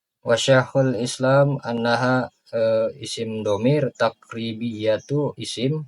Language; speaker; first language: Arabic; non-native, learner; Indonesian